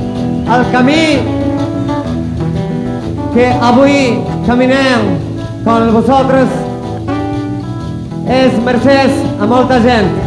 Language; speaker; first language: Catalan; non-native, learner; Galician